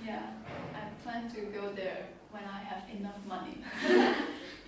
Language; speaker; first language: English; non-native, learner; Chinese